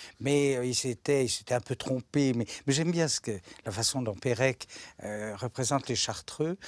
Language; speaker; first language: French; native; French